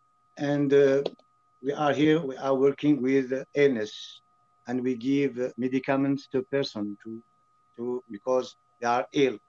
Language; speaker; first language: English; non-native, learner; French